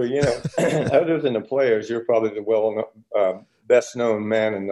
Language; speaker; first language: English; native; English